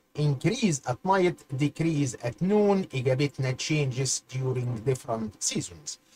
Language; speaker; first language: English; non-native, fluent; Arabic